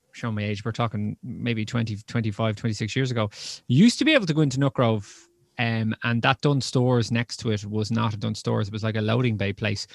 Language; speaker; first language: English; native; English